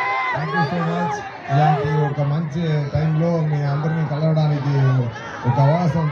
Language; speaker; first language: Telugu; non-native, learner; Tamil